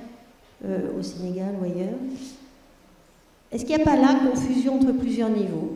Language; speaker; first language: French; non-native, fluent; German